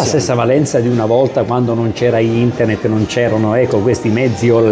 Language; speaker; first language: Italian; native; Italian